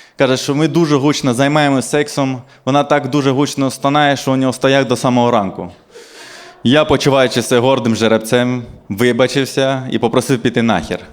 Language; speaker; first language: Ukrainian; non-native, local second language; Russian